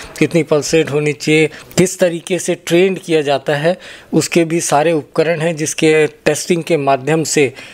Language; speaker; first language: Hindi; native; Hindi